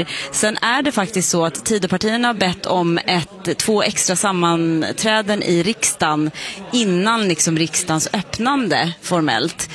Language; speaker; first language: Swedish; native; Swedish